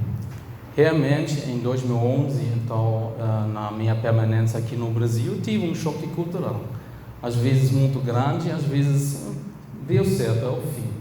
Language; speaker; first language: Portuguese; non-native, fluent; German